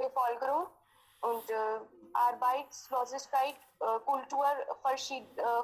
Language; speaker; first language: German; non-native, learner; Hindi